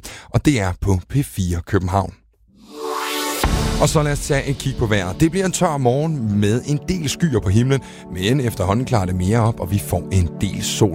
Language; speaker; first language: Danish; native; Danish